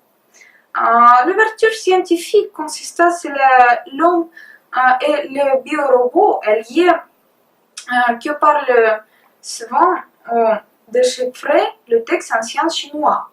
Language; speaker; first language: French; non-native, learner; Russian